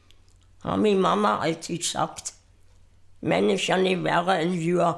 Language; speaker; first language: Swedish; non-native, fluent; German